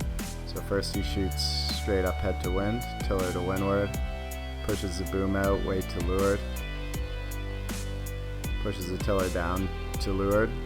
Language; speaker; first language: English; native; English